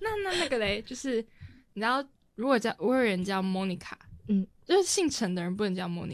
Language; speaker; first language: Chinese; native; Chinese